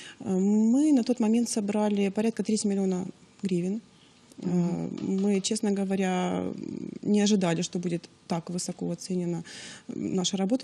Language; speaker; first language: Russian; native; Russian